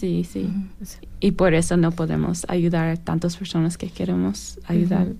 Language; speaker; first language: Spanish; non-native, learner; English